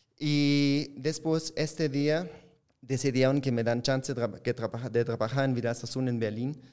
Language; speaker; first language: Spanish; non-native, fluent; German